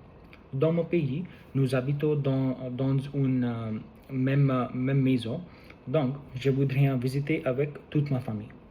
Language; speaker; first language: French; non-native, learner; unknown